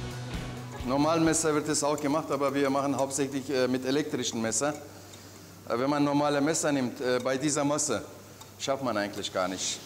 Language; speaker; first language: German; non-native, fluent; Turkish